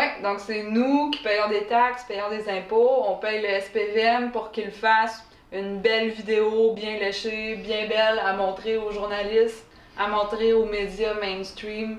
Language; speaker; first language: French; native; French